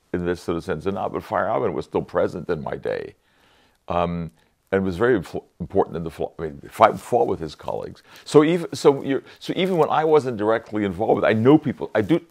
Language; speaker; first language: English; native; English